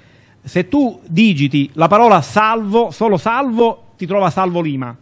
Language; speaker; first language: Italian; native; Italian